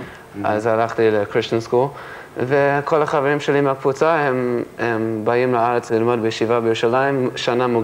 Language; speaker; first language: Hebrew; early bilingual, heritage; English